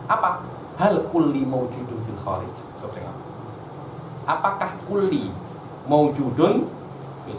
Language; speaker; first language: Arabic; non-native, fluent; Indonesian